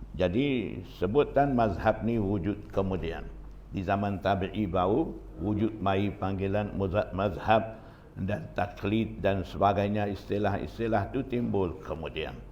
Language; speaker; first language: Malay; non-native, fluent; Burmese